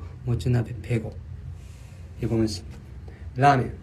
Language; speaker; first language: Korean; non-native, learner; Japanese